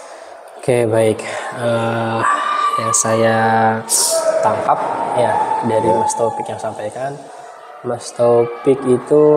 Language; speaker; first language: Indonesian; native; Indonesian